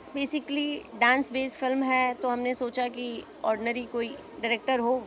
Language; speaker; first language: Hindi; native; Hindi